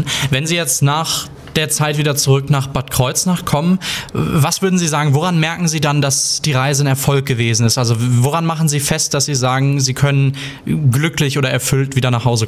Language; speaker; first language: German; native; German